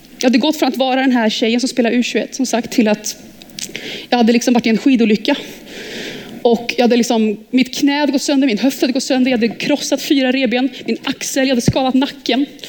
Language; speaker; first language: Swedish; early bilingual, heritage; Swedish